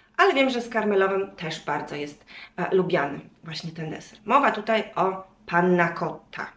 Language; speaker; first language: Polish; native; Polish